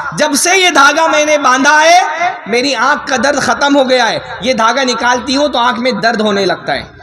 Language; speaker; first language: Urdu; native; Urdu